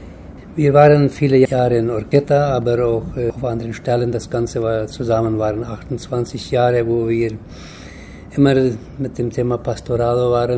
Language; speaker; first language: German; early bilingual, heritage; German